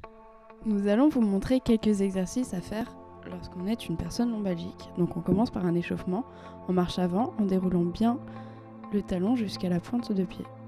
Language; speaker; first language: French; native; French